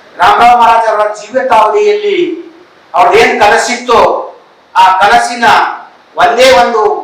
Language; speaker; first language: Kannada; non-native, local second language; Lambadi